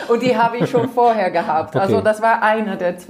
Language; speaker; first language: German; non-native, fluent; Dutch